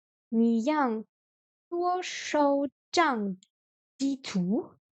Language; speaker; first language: Chinese; non-native, learner; French